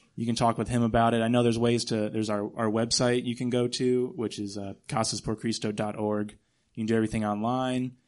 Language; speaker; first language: English; native; English